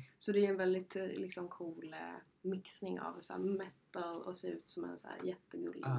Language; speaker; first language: Swedish; native; Swedish